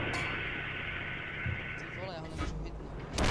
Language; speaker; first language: Czech; native; Czech